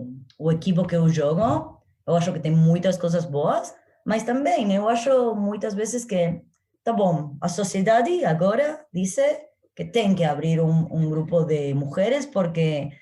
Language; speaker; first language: Portuguese; non-native, learner; Spanish